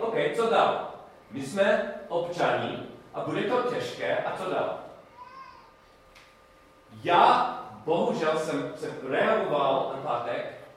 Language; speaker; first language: Czech; non-native, learner; English